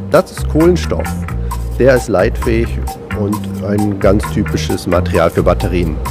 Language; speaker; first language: German; native; German